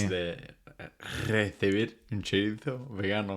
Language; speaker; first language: Spanish; non-native, fluent; English